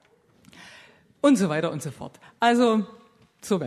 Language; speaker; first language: German; native; German